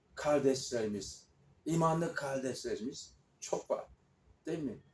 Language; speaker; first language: Turkish; non-native, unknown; Korean